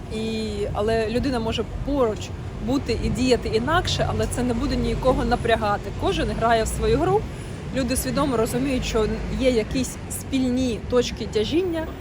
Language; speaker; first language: Ukrainian; non-native, local second language; Russian